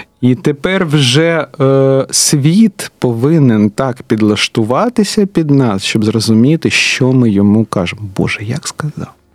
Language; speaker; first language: Ukrainian; non-native, local second language; Russian